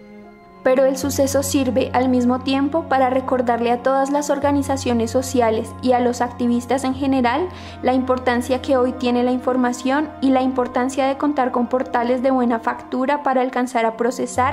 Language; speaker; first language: Spanish; native; Spanish